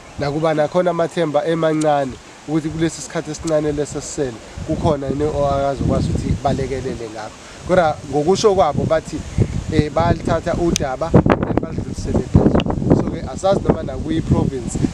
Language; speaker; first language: Zulu; native; Zulu